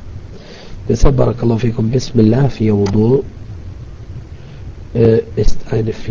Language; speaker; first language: German; non-native, fluent; Arabic